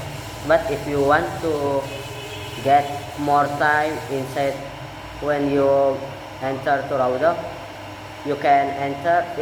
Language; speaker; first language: English; non-native, learner; Indonesian